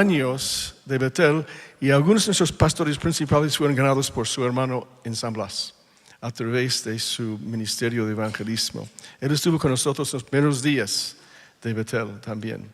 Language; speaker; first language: Spanish; non-native, fluent; English